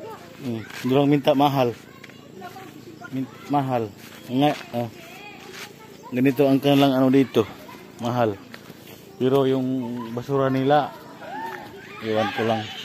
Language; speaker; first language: Filipino; early bilingual, heritage; Filipino